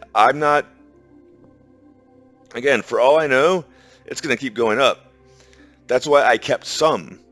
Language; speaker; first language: English; native; English